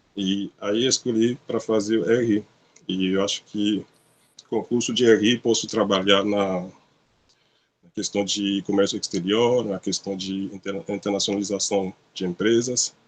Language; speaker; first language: Portuguese; non-native, local second language; Haitian Creole